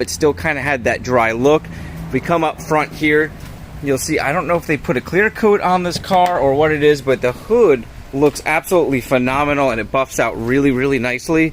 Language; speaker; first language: English; native; English